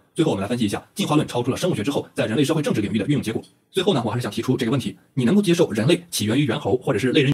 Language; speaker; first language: Chinese; native; Chinese